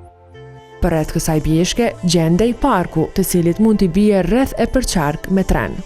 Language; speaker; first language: Albanian; native; Albanian